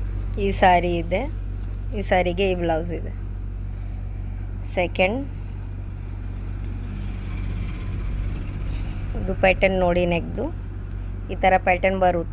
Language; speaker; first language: Kannada; non-native, local second language; Urdu